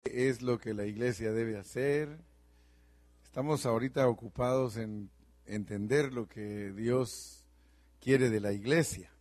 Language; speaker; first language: Spanish; native; Spanish